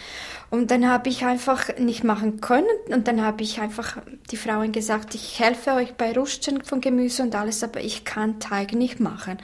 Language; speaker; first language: German; non-native, fluent; Bosnian